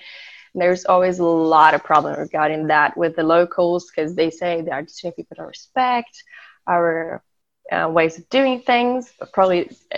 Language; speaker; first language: English; non-native, fluent; Portuguese